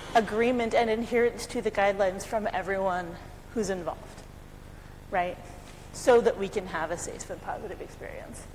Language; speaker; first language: English; native; English